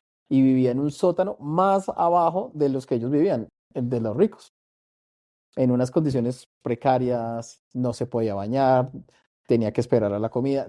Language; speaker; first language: Spanish; native; Spanish